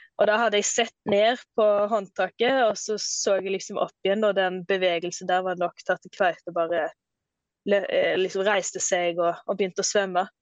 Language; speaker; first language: Norwegian; native; Norwegian